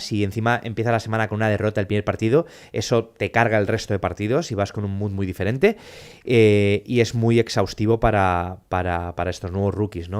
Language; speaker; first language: Spanish; native; Spanish